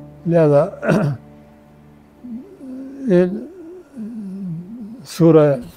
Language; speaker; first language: Persian; non-native, fluent; Urdu